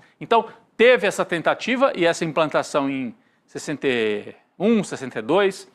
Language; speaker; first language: Portuguese; native; Portuguese